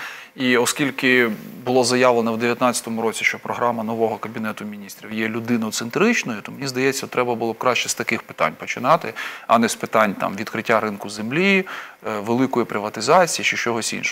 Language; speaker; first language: Ukrainian; native; Ukrainian